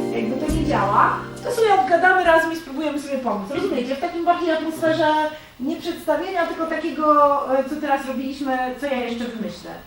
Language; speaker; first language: Polish; native; Polish